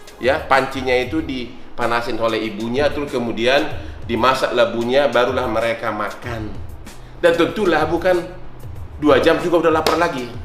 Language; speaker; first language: Indonesian; non-native, local second language; Batak Toba